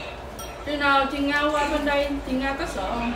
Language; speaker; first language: Vietnamese; early bilingual, heritage; Vietnamese